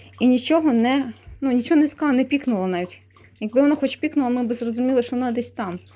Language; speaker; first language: Ukrainian; non-native, local second language; Russian